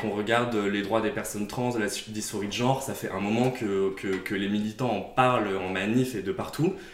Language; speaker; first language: French; native; French